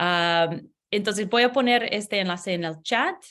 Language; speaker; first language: Spanish; non-native, learner; English